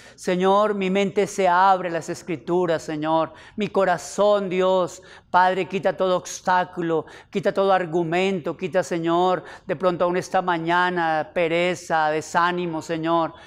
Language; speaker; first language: Spanish; native; Spanish